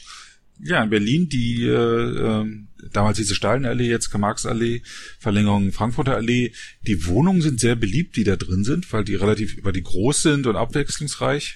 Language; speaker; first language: German; native; German